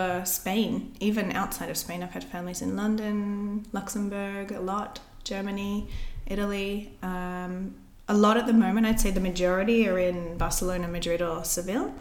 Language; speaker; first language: English; native; English